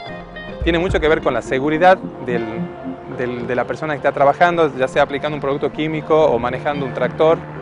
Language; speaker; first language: Spanish; native; Spanish